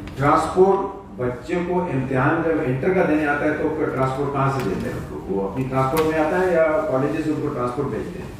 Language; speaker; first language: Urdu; native; Urdu